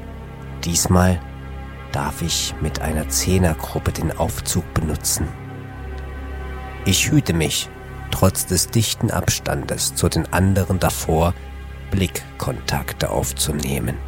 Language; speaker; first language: German; native; German